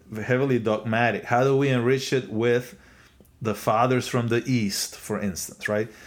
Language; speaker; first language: English; non-native, fluent; Spanish